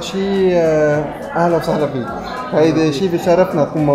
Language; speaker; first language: Arabic; native; Arabic